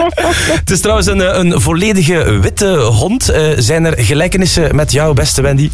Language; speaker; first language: Dutch; native; Dutch